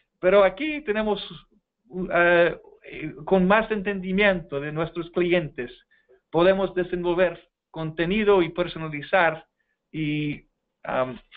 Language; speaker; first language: Spanish; non-native, fluent; English